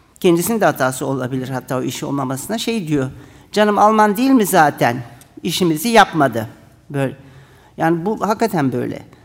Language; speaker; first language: Turkish; native; Turkish